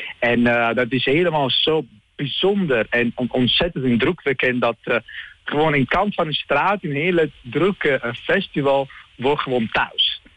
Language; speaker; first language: Dutch; non-native, learner; Italian